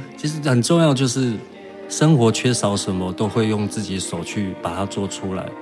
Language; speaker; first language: Chinese; native; Chinese